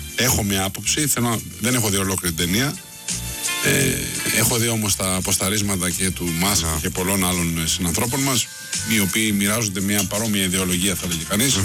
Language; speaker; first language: Greek; native; Greek